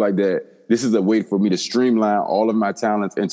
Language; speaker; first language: English; native; English